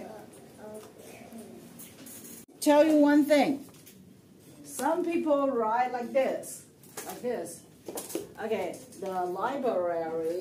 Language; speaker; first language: English; non-native, fluent; Chinese